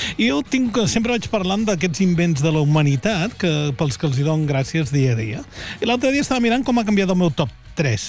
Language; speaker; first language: Catalan; native; Catalan